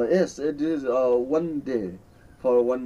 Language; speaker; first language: English; non-native, learner; Newari